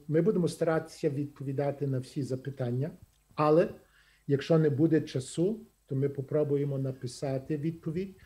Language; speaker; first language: Ukrainian; early bilingual, heritage; Ukrainian